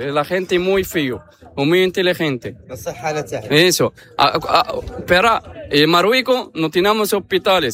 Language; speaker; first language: Spanish; non-native, learner; Arabic